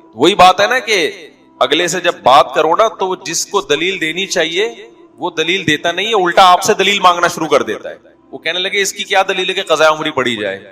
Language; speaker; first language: Urdu; native; Urdu